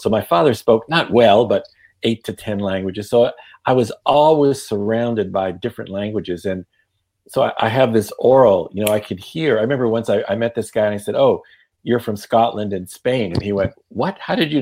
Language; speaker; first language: English; non-native, fluent; Yiddish